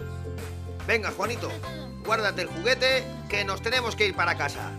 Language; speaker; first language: Spanish; native; Spanish